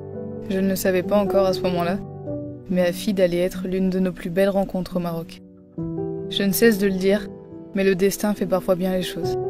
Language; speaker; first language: French; native; French